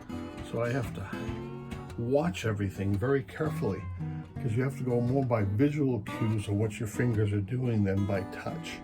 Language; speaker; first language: English; native; English